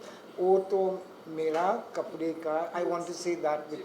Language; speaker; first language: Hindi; non-native, local second language; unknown